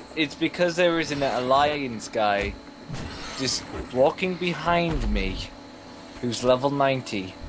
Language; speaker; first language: English; native; English